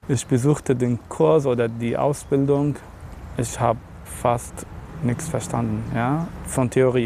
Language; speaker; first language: German; non-native, fluent; Arabic